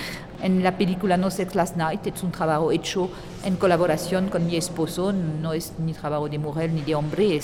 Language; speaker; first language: Spanish; non-native, fluent; French